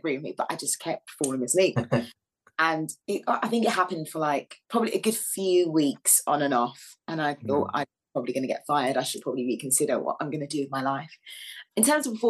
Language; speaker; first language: English; native; English